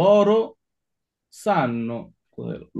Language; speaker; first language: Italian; non-native, fluent; Bangla